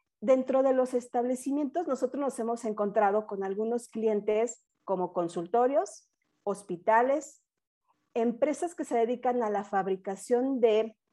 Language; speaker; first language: Spanish; native; Spanish